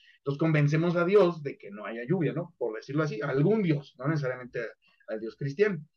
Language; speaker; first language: Spanish; native; Spanish